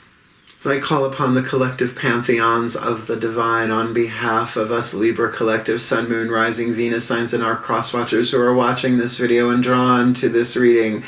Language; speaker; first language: English; native; English